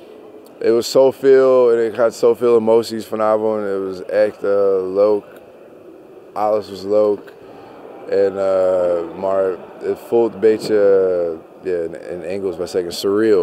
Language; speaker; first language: Dutch; non-native, fluent; English